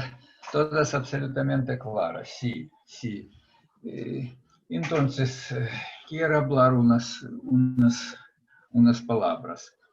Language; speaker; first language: Spanish; non-native, fluent; Russian